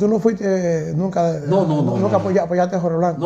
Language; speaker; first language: Spanish; native; Spanish